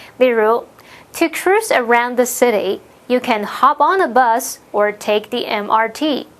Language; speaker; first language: English; non-native, fluent; Chinese